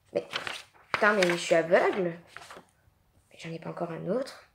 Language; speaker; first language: French; native; French